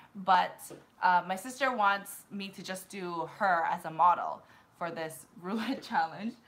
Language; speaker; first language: English; early bilingual, other home language; Korean